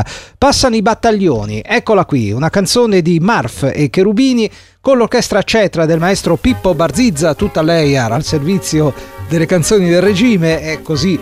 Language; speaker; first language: Italian; native; Italian